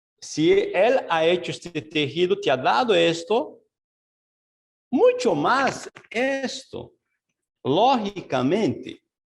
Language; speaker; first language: Spanish; non-native, fluent; Portuguese